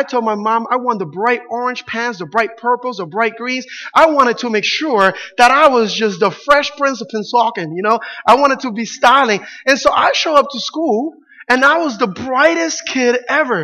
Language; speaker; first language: English; early bilingual, other home language; Spanish